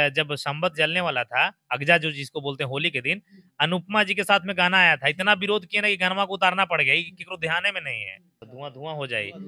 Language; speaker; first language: Hindi; native; Hindi